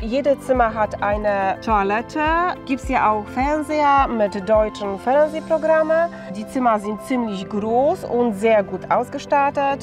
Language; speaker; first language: German; non-native, fluent; Polish